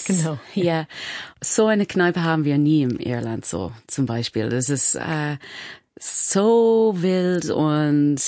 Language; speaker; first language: German; non-native, fluent; English